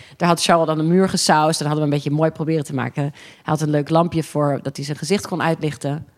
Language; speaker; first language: Dutch; early bilingual, other home language; English